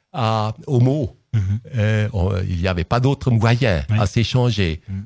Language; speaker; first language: French; non-native, local second language; Swiss German